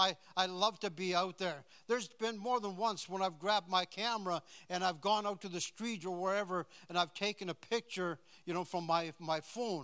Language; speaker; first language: English; native; English